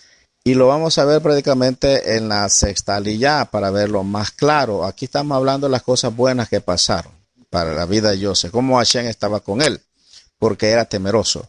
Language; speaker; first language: Spanish; native; Spanish